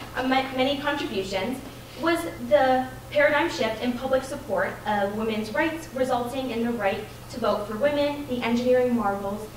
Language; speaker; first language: English; native; English